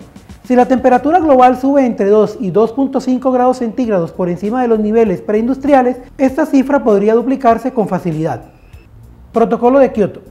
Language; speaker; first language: Spanish; native; Spanish